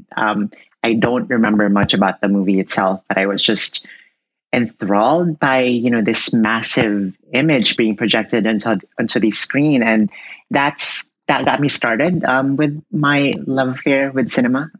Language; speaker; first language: English; non-native, local second language; Cebuano